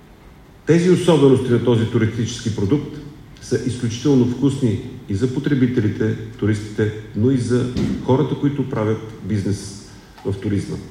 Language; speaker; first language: Bulgarian; native; Bulgarian